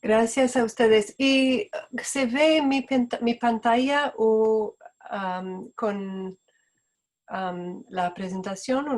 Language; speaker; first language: Spanish; non-native, fluent; Portuguese